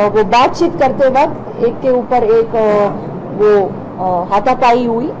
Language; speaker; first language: Hindi; non-native, local second language; Telugu